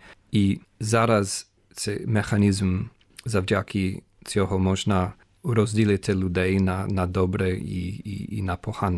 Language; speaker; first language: Ukrainian; non-native, fluent; English